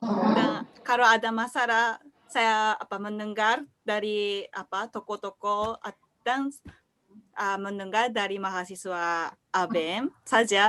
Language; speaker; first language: Indonesian; non-native, learner; Japanese